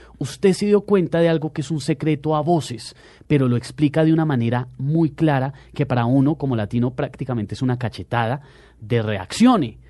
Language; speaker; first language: Spanish; native; Spanish